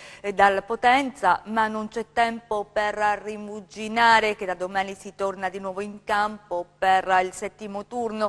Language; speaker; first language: Italian; native; Italian